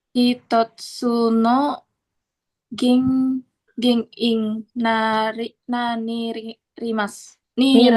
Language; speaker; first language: Japanese; non-native, learner; Indonesian